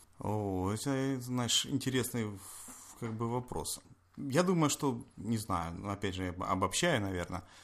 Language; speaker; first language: Russian; native; Russian